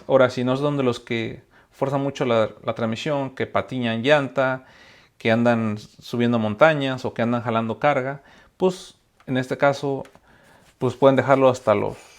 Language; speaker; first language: Spanish; native; Spanish